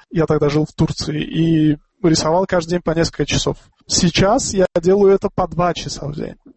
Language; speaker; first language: Russian; non-native, local second language; Tajik